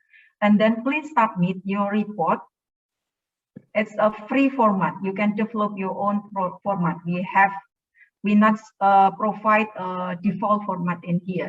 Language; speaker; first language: English; non-native, fluent; Indonesian